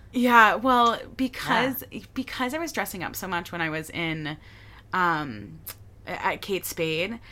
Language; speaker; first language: English; native; English